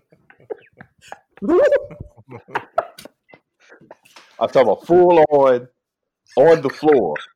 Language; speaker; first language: English; native; English